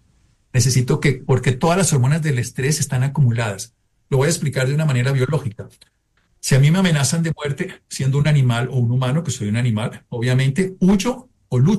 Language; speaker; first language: Spanish; native; Spanish